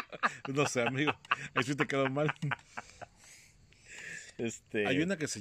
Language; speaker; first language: Spanish; native; Spanish